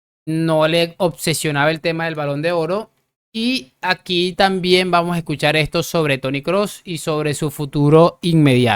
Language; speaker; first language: Spanish; native; Spanish